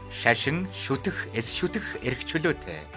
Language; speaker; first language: Mongolian; native; Mongolian